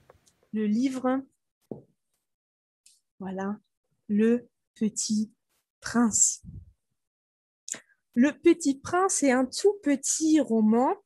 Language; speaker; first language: French; non-native, fluent; German